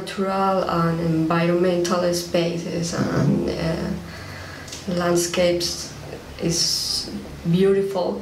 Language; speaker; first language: English; non-native, learner; Spanish